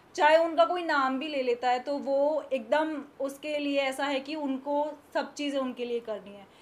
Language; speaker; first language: Hindi; native; Hindi